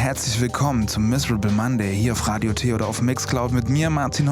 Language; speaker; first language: German; native; German